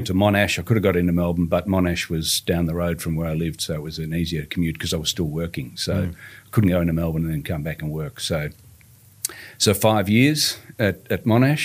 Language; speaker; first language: English; native; English